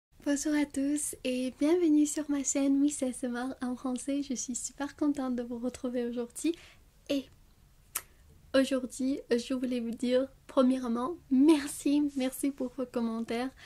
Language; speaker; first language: French; non-native, fluent; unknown